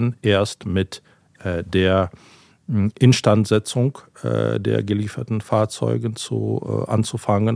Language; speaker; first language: German; non-native, fluent; Ukrainian